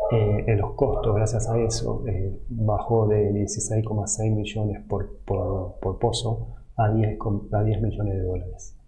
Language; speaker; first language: Spanish; native; Spanish